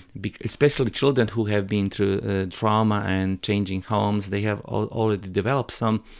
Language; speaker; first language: English; non-native, fluent; Croatian